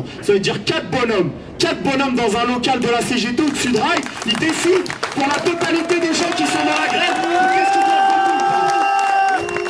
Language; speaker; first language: French; native; French